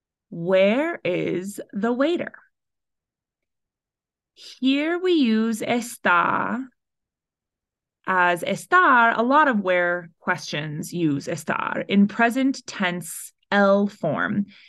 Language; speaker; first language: English; early bilingual, other home language; Spanish